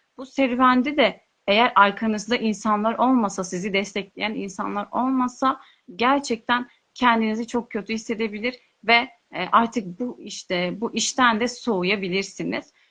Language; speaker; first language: Turkish; non-native, local second language; Kurdish